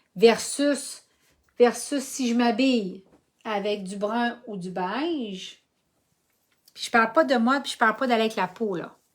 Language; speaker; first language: French; native; French